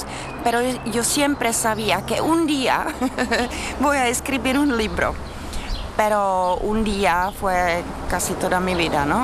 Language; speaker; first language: Spanish; non-native, fluent; Czech